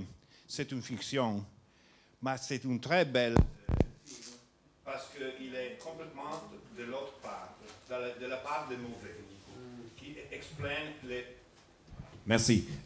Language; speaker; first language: French; non-native, learner; Italian